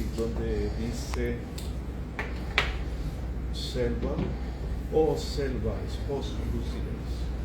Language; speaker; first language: Portuguese; non-native, fluent; Spanish